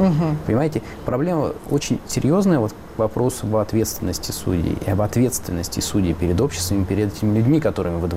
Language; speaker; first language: Russian; native; Russian